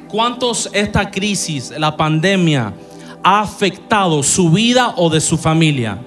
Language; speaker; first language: Spanish; native; Spanish